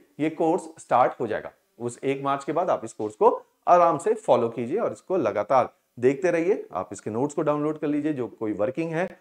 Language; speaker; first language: Hindi; non-native, local second language; Punjabi